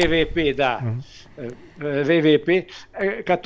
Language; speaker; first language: Russian; non-native, fluent; Hungarian